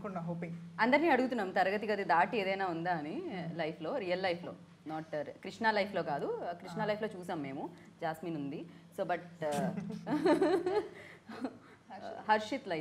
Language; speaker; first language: Telugu; native; Telugu